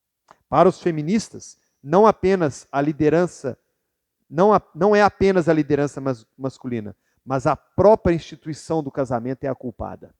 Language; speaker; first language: Portuguese; native; Portuguese